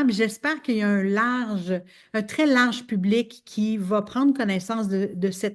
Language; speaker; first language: French; native; French